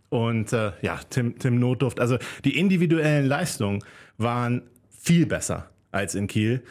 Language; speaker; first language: German; native; German